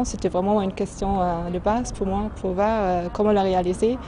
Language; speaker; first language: French; non-native, fluent; German